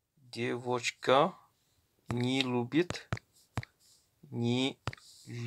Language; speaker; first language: Russian; non-native, learner; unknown